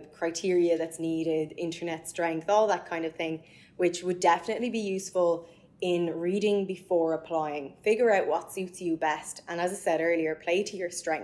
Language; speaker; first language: English; native; English